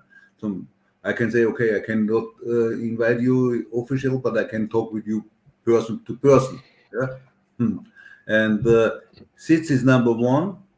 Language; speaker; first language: English; non-native, learner; German